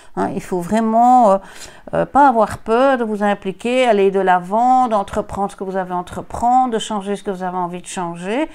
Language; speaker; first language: French; native; French